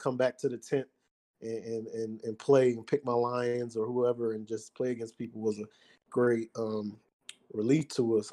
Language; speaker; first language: English; native; English